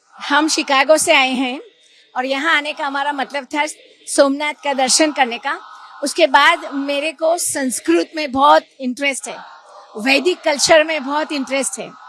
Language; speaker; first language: Hindi; non-native, local second language; Gujarati